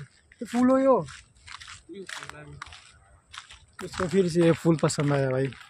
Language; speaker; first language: Hindi; non-native, local second language; Nepali